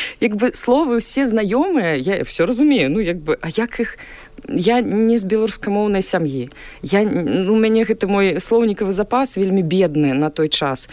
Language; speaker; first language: Belarusian; non-native, local second language; Russian